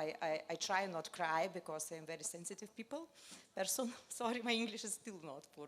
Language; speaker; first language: English; non-native, learner; Lithuanian